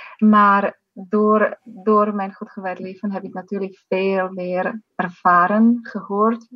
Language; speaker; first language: Dutch; non-native, fluent; Slovak